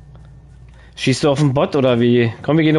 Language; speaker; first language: German; native; German